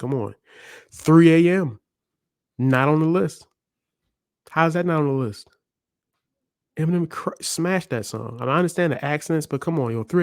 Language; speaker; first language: English; native; English